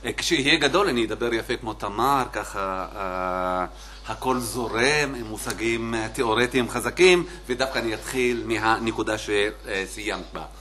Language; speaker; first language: Hebrew; non-native, local second language; Arabic